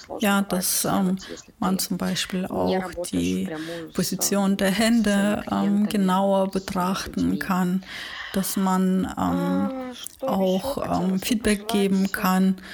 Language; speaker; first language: German; non-native, fluent; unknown